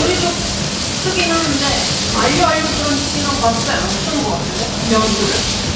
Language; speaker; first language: Korean; non-native, learner; Italian